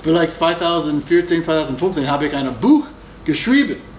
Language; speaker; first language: German; non-native, fluent; English